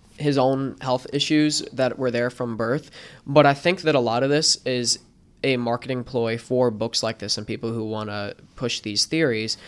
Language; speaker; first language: English; native; English